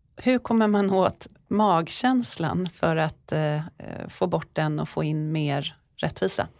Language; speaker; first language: Swedish; native; Swedish